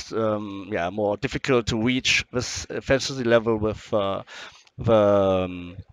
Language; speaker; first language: English; non-native, fluent; German